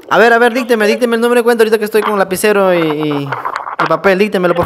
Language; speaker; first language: Spanish; native; Spanish